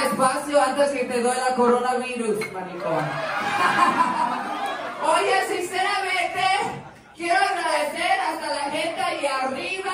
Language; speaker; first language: Spanish; early bilingual, heritage; English